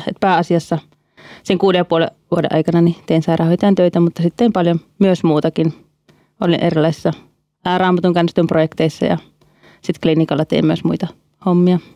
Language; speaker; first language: Finnish; native; Finnish